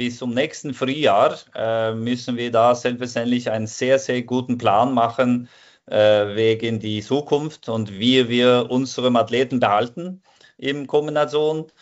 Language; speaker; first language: German; non-native, fluent; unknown